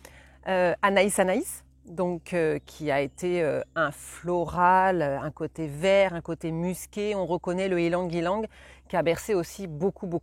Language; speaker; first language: French; native; French